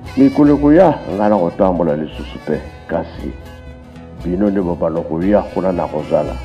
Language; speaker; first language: Lingala; non-native, local second language; Kongo